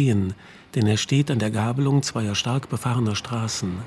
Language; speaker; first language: German; native; German